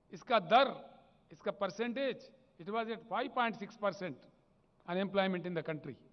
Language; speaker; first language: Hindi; non-native, local second language; Telugu